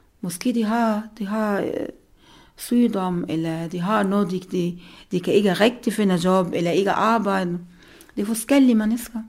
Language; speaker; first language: Danish; non-native, learner; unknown